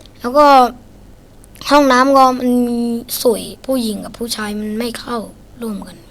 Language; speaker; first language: Thai; non-native, learner; Shan